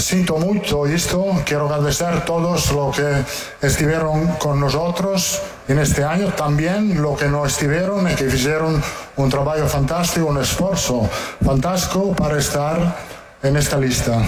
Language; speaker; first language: Portuguese; non-native, fluent; Italian